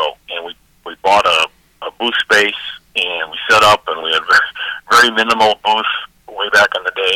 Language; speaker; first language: English; native; English